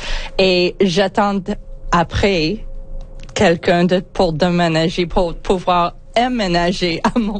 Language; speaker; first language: French; non-native, local second language; English